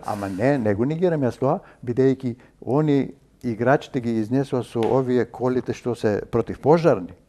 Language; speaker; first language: Macedonian; native; Macedonian